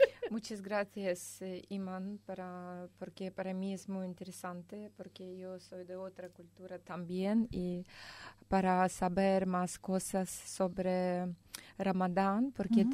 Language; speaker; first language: Spanish; non-native, fluent; Russian